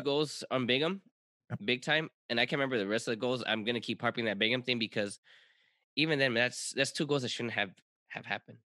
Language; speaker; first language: English; early bilingual, other home language; Spanish